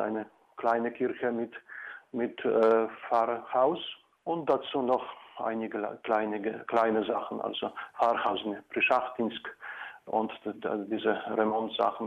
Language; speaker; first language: German; non-native, fluent; Polish